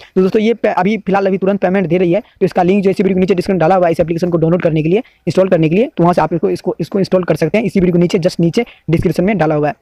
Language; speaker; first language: Hindi; native; Hindi